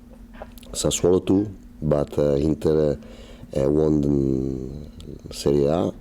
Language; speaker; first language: English; non-native, learner; Italian